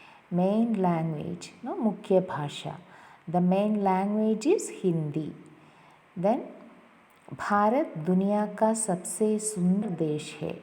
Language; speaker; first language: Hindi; non-native, local second language; Malayalam